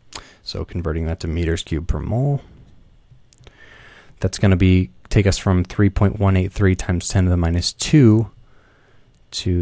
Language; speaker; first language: English; native; English